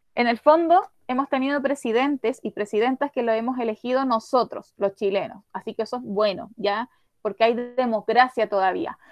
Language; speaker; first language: Spanish; native; Spanish